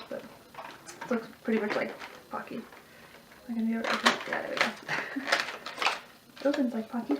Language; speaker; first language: English; native; English